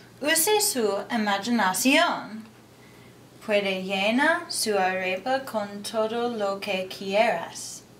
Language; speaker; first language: Spanish; non-native, learner; English